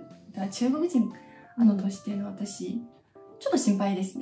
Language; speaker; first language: Japanese; non-native, fluent; Chinese